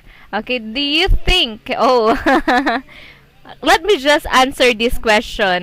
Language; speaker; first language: English; non-native, fluent; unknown